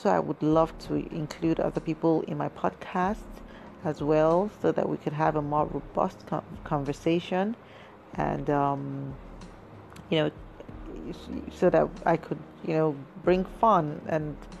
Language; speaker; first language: English; non-native, local second language; Yoruba